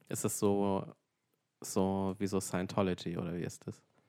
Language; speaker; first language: German; native; German